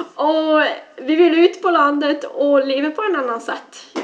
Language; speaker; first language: Swedish; non-native, fluent; Dutch